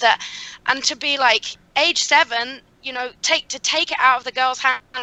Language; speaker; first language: English; native; English